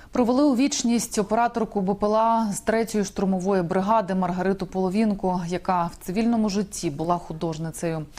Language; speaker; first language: Ukrainian; native; Ukrainian